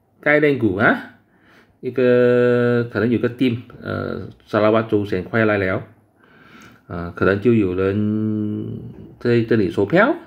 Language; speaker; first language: Chinese; native; Chinese